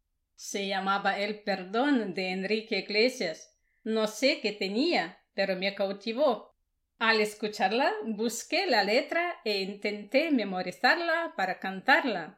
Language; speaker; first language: Spanish; non-native, fluent; Russian